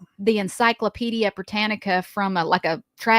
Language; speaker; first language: English; native; English